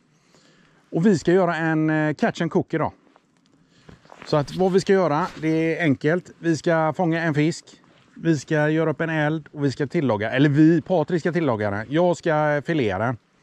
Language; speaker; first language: Swedish; native; Swedish